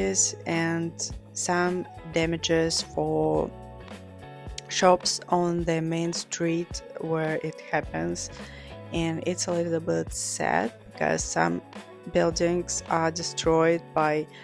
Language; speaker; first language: English; non-native, fluent; Georgian